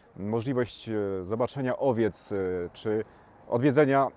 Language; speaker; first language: Polish; native; Polish